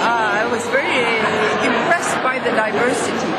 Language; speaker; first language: English; non-native, fluent; Norwegian